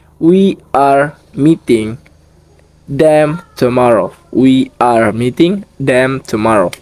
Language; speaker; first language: English; non-native, learner; Indonesian